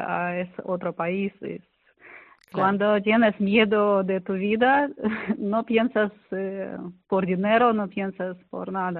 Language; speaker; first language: Spanish; non-native, learner; Ukrainian